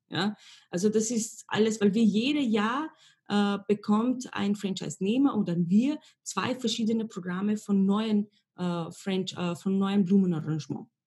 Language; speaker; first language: German; non-native, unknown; Slovenian